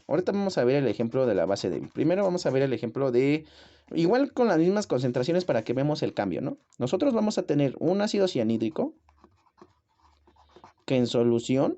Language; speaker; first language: Spanish; native; Spanish